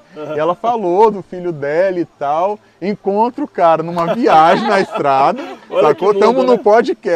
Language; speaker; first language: Portuguese; native; Portuguese